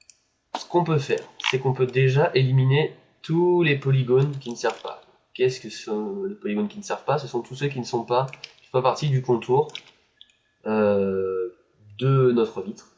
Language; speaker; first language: French; native; French